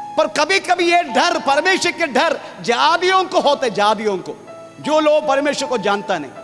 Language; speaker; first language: Hindi; non-native, local second language; Malayalam